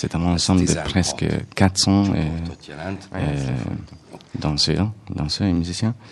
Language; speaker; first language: French; non-native, fluent; Hungarian